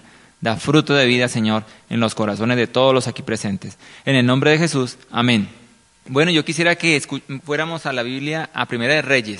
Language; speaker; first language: Spanish; native; Spanish